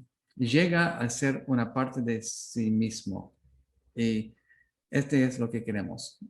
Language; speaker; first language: Spanish; non-native, learner; English